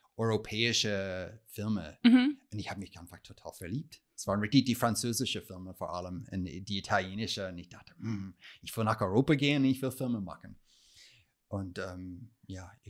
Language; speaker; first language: German; non-native, fluent; English